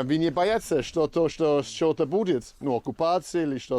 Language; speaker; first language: Russian; non-native, learner; English